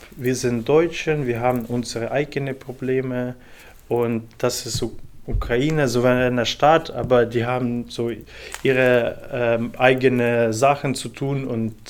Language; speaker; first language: German; non-native, fluent; Ukrainian